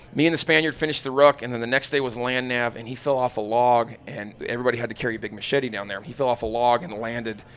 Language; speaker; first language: English; native; English